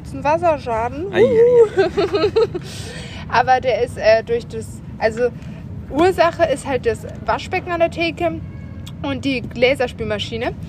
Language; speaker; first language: German; native; German